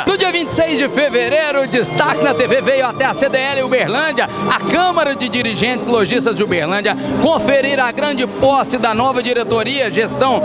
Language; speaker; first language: Portuguese; native; Portuguese